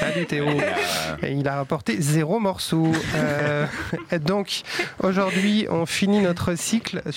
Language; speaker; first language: French; native; French